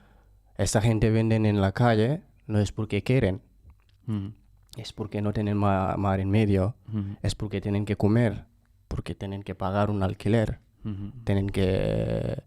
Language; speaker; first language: Spanish; non-native, fluent; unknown